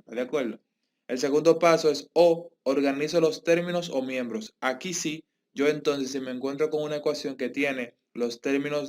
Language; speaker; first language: Spanish; native; Spanish